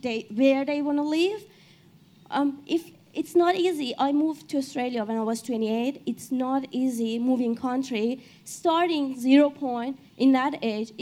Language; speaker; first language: English; non-native, fluent; Persian